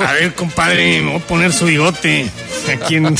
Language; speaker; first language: Spanish; native; Spanish